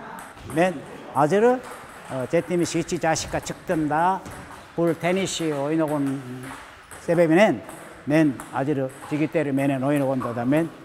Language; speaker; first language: Kyrgyz; non-native, learner; Korean